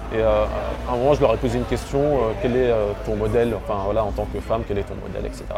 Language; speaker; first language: French; early bilingual, other home language; Arabic